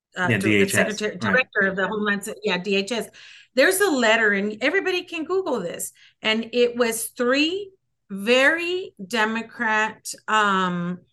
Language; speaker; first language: English; early bilingual, other home language; Spanish